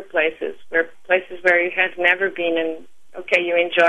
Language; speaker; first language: English; non-native, fluent; Portuguese